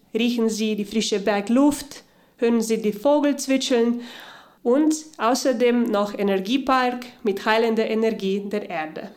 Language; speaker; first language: German; non-native, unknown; Slovenian